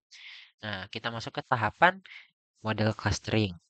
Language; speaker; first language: Indonesian; native; Indonesian